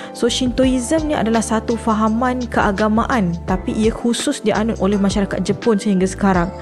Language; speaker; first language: Malay; native; Malay